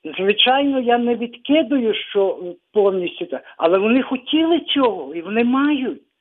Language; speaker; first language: Ukrainian; native; Ukrainian